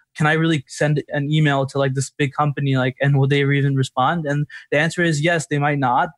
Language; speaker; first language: English; native; English